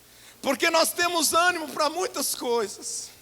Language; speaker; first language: Portuguese; native; Portuguese